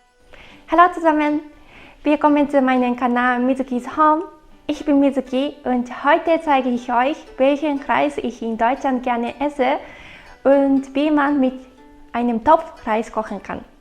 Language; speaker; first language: German; non-native, fluent; Japanese